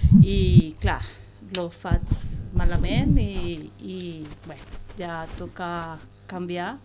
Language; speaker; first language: Catalan; non-native, learner; Spanish